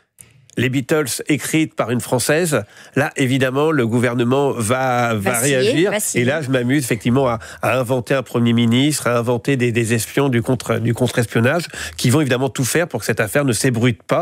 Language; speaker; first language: French; native; French